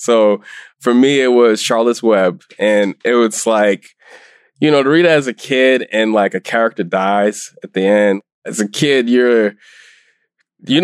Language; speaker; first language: English; native; English